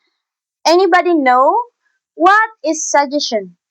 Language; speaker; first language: English; non-native, learner; Indonesian